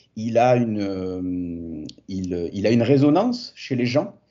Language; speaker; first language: French; native; French